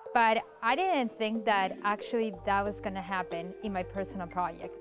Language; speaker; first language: English; non-native, fluent; Spanish